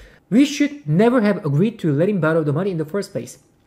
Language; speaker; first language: English; non-native, fluent; Korean